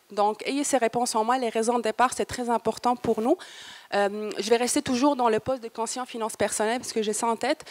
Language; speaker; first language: French; native; French